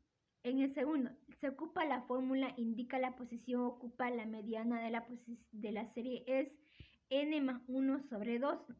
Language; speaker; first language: Spanish; native; Spanish